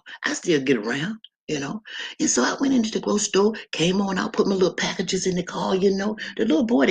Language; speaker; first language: English; native; English